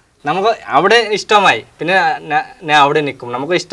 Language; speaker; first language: Malayalam; non-native, local second language; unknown